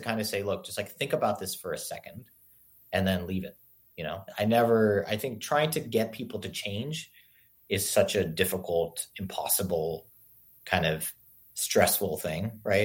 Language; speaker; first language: English; native; English